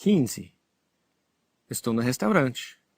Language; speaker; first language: Portuguese; non-native, fluent; English